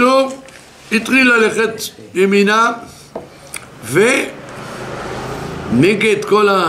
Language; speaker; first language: Hebrew; non-native, fluent; French